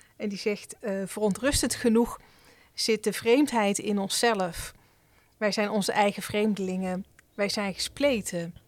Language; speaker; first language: Dutch; native; Dutch